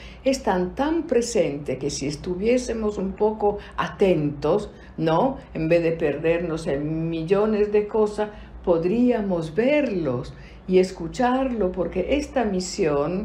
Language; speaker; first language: Spanish; non-native, fluent; Italian